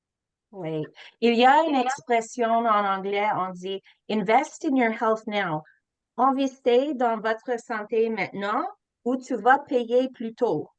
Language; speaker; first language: French; non-native, learner; English